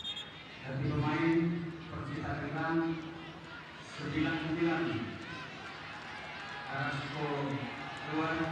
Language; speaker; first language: Indonesian; native; Indonesian